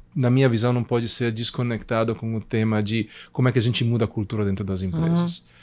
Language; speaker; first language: Portuguese; non-native, fluent; Italian